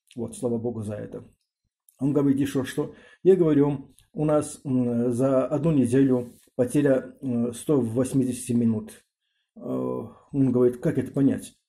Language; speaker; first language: Russian; non-native, local second language; Armenian